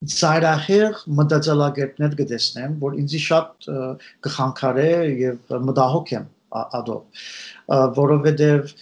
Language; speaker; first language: Armenian; early bilingual, heritage; Armenian